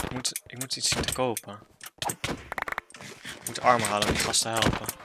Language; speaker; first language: Dutch; native; Dutch